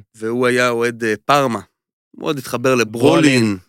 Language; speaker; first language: Hebrew; native; Hebrew